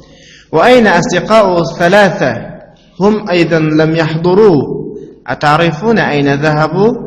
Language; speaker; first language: Arabic; non-native, fluent; Uzbek